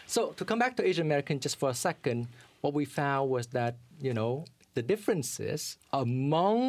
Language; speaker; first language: English; early bilingual, other home language; Vietnamese